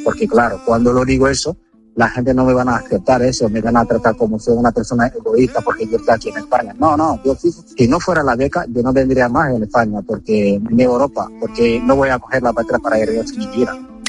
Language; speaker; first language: Spanish; non-native, fluent; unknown